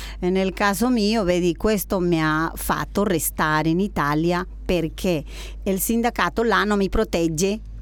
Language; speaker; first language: Italian; non-native, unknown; Spanish